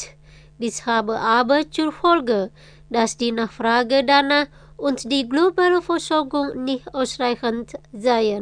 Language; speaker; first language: German; non-native, fluent; Indonesian